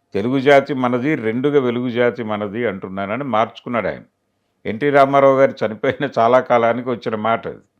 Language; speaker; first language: Telugu; native; Telugu